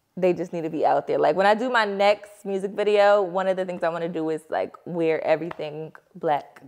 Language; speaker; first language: English; native; English